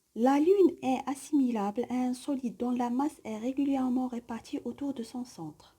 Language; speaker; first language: French; non-native, local second language; Arabic